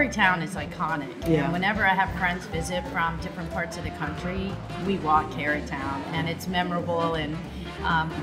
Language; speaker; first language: English; native; English